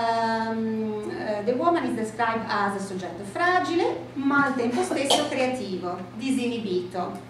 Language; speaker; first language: English; non-native, fluent; Italian